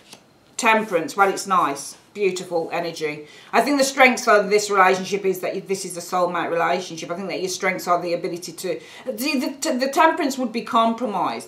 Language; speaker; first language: English; native; English